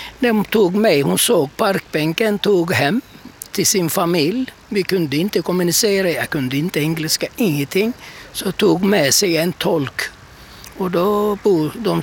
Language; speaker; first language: Swedish; non-native, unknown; Turkish